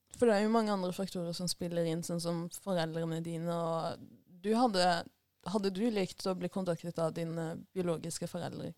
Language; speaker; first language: Norwegian; early bilingual, other home language; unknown